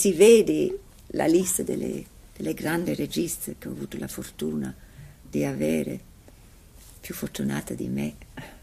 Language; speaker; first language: Italian; non-native, fluent; English